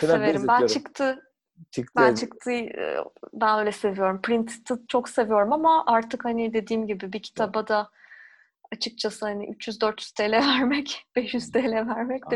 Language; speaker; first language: Turkish; native; Turkish